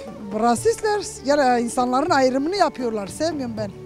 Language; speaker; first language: Turkish; non-native, fluent; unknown